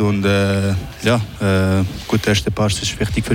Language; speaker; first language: German; non-native, local second language; French